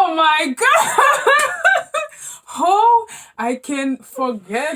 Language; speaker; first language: English; non-native, learner; French